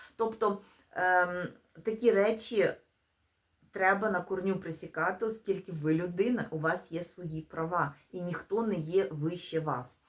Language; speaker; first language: Ukrainian; non-native, local second language; Russian